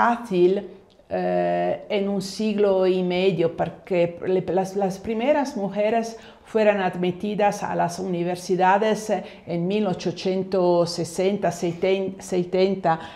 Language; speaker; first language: Spanish; non-native, fluent; Italian